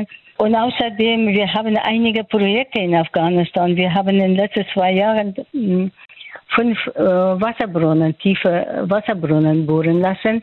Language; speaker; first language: German; non-native, fluent; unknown